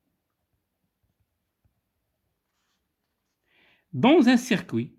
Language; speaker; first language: French; non-native, local second language; Arabic